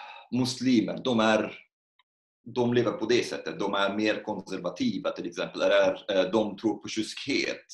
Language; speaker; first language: Swedish; non-native, fluent; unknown